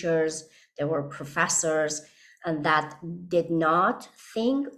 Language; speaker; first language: English; non-native, fluent; Persian